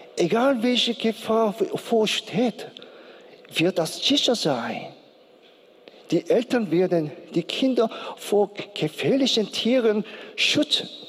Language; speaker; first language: German; non-native, learner; Korean